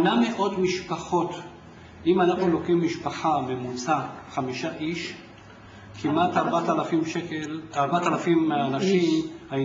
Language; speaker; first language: Hebrew; non-native, fluent; Ladino